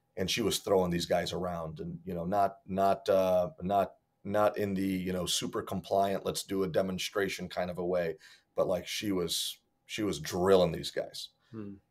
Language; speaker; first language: English; native; English